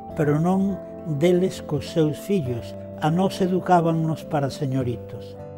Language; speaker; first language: Galician; non-native, local second language; Spanish